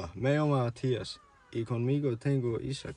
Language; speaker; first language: Spanish; non-native, learner; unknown